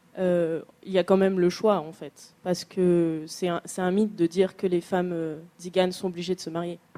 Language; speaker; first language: French; native; French